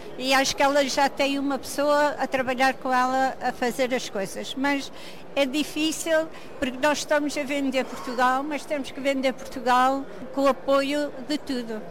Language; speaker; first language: Portuguese; early bilingual, heritage; Portuguese